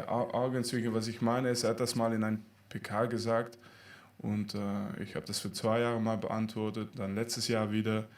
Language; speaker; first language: German; non-native, fluent; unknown